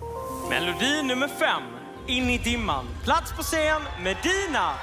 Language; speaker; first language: Swedish; native; Swedish